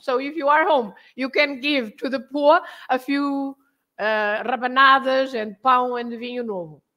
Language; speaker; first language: English; non-native, fluent; Portuguese